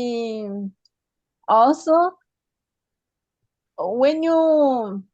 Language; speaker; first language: English; non-native, learner; Haitian Creole